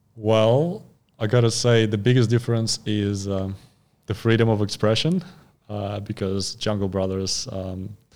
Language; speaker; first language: English; non-native, fluent; Russian